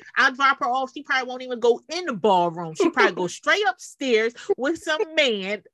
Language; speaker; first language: English; native; English